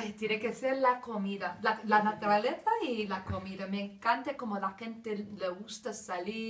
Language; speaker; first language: Spanish; non-native, fluent; English